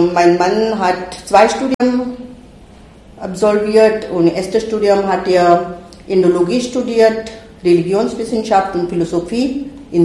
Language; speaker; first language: German; non-native, fluent; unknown